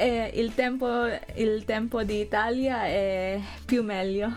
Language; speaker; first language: Italian; non-native, learner; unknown